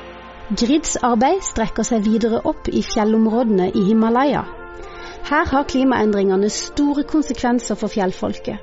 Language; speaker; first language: Norwegian; native; Norwegian